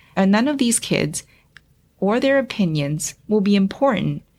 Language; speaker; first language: English; early bilingual, other home language; Chinese